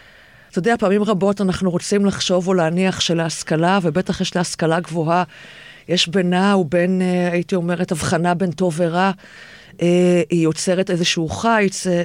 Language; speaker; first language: Hebrew; native; Hebrew